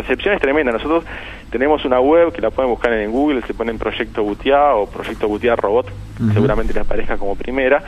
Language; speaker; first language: Spanish; native; Spanish